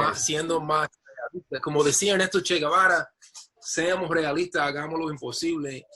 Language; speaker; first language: Spanish; non-native, fluent; English